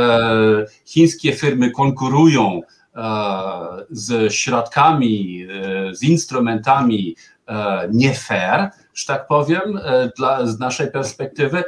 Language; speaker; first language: Polish; non-native, fluent; German